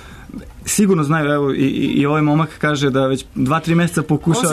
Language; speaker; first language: Serbian; native; Serbian